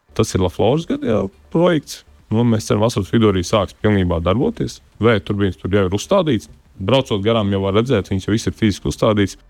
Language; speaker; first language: Latvian; native; Latvian